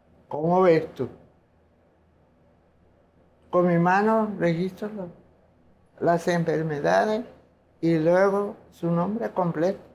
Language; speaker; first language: Spanish; non-native, local second language; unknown